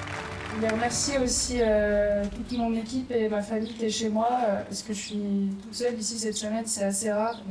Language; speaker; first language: French; native; French